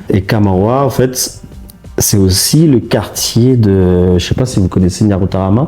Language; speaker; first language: French; early bilingual, heritage; French